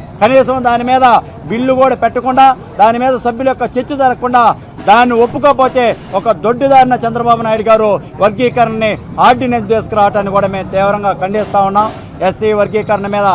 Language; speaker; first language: Telugu; native; Telugu